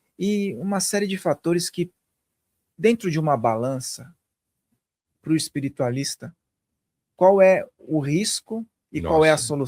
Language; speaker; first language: Portuguese; native; Portuguese